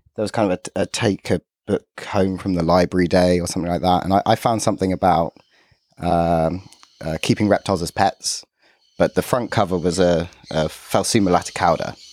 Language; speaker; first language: English; native; English